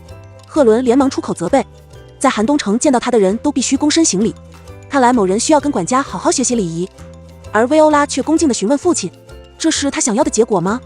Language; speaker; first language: Chinese; native; Chinese